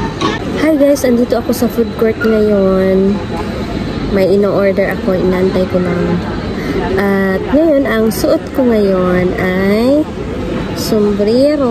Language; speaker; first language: Filipino; native; Filipino